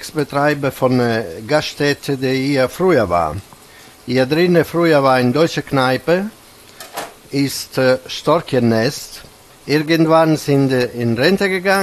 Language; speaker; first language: German; non-native, fluent; Italian